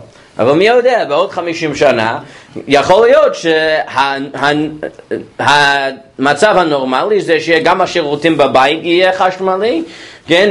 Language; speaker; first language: Hebrew; non-native, fluent; English